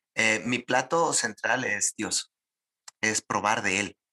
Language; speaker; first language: Spanish; native; Spanish